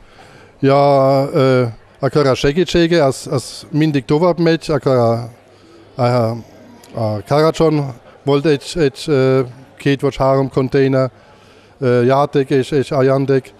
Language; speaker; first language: Hungarian; non-native, learner; German